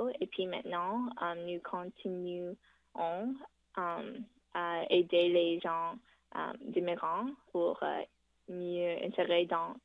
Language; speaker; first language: French; non-native, fluent; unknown